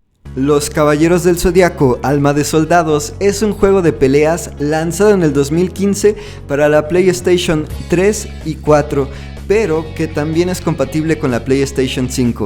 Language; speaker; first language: Spanish; native; Spanish